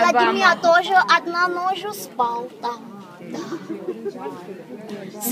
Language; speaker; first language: Russian; non-native, learner; Thai